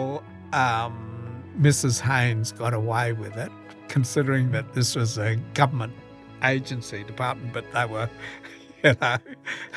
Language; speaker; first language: English; native; English